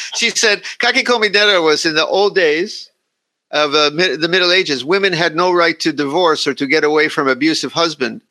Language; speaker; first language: English; native; English